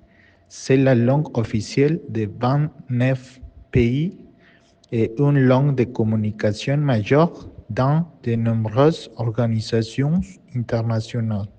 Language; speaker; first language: French; non-native, learner; Spanish